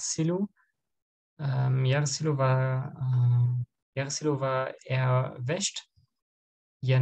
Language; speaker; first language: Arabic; non-native, learner; German